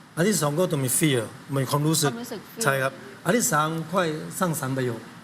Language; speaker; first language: Thai; non-native, learner; Chinese